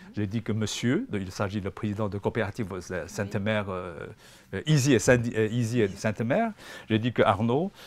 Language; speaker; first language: French; non-native, fluent; Chinese